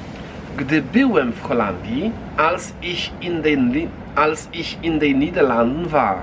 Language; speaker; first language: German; non-native, fluent; Polish